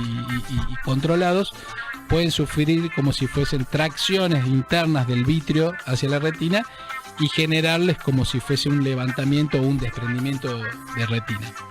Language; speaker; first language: Spanish; native; Spanish